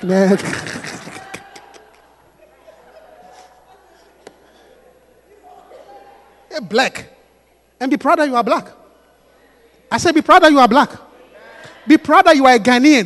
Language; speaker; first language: English; non-native, local second language; Akan